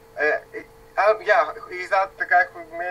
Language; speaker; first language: English; non-native, learner; Spanish